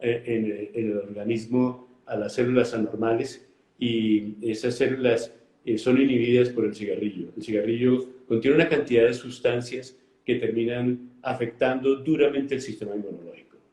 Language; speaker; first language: Spanish; native; Spanish